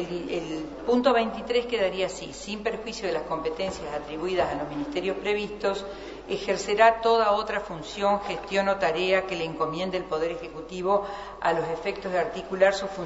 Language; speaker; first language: Spanish; native; Spanish